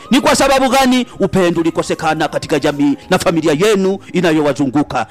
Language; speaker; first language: Swahili; non-native, local second language; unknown